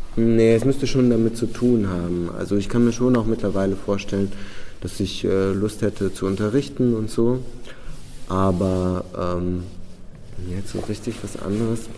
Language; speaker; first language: German; early bilingual, other home language; Czech